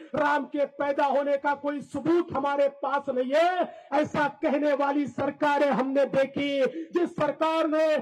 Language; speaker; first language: Hindi; non-native, local second language; Marathi